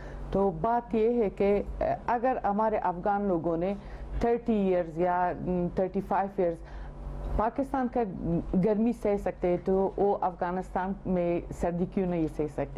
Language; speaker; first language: Hindi; non-native, fluent; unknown